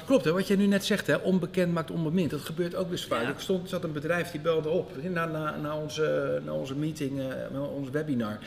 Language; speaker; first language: Dutch; native; Dutch